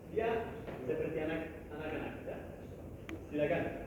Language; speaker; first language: Indonesian; non-native, learner; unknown